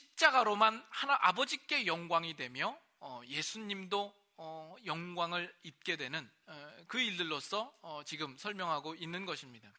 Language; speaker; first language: Korean; native; Korean